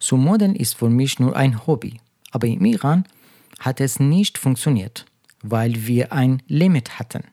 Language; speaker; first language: German; non-native, fluent; Persian